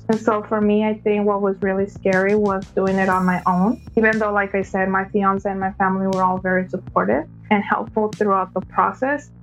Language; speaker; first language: English; early bilingual, other home language; Spanish